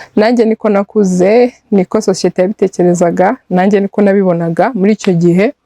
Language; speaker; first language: Kinyarwanda; native; Kinyarwanda